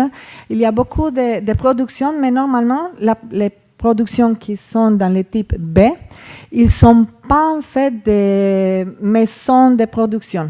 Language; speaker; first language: French; non-native, fluent; Spanish